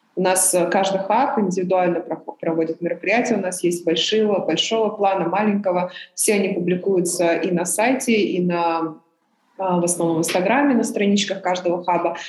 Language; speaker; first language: Russian; native; Russian